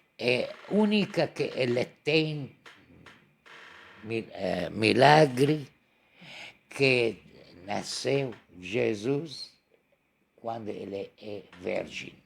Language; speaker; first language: Portuguese; non-native, learner; Arabic